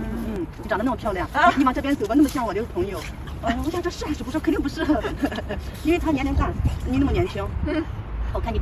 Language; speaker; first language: Chinese; native; Chinese